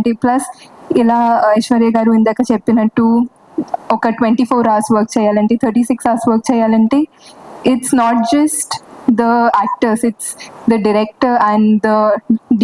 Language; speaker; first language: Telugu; non-native, fluent; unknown